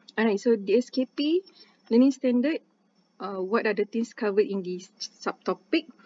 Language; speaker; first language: English; non-native, local second language; Malay